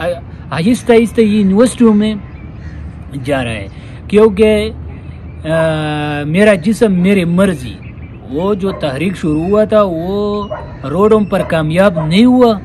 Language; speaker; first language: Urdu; non-native, local second language; Pashto